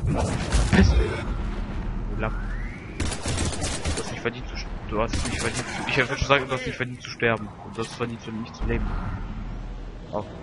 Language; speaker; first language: German; native; German